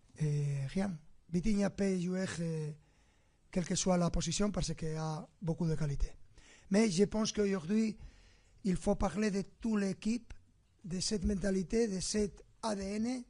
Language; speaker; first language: French; non-native, fluent; Spanish